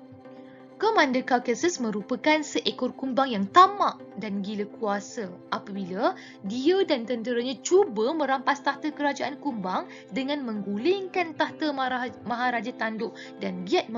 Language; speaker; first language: Malay; native; Malay